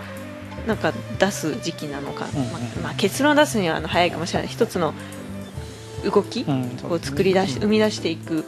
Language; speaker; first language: Japanese; native; Japanese